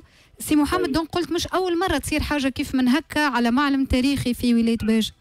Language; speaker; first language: Arabic; native; Arabic